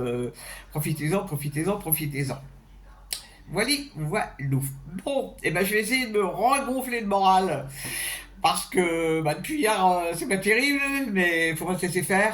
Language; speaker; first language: French; native; French